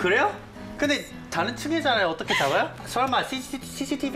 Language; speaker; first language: Korean; non-native, fluent; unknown